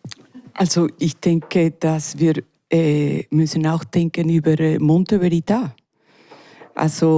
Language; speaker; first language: German; non-native, learner; Spanish